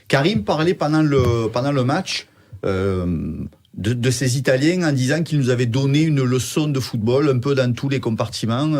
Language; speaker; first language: French; native; French